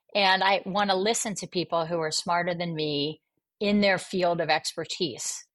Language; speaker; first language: English; native; English